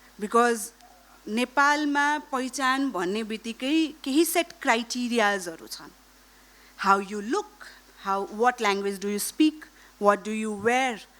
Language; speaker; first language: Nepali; non-native, local second language; Marwari